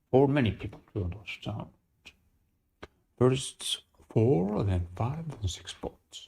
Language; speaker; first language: English; non-native, fluent; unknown